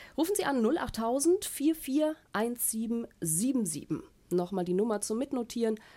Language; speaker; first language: German; native; German